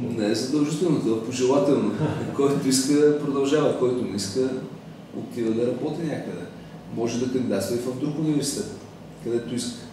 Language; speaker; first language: Bulgarian; native; Bulgarian